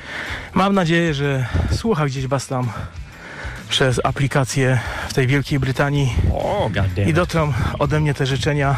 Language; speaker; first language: Polish; native; Polish